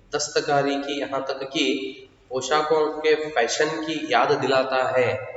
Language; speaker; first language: Hindi; non-native, local second language; Kannada